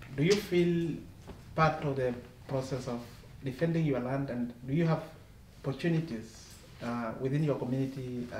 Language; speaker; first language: English; non-native, local second language; Masai